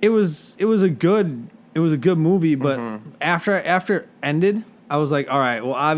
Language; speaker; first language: English; native; English